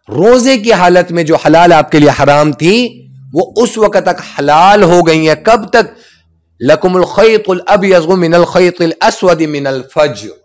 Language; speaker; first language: Urdu; non-native, local second language; Punjabi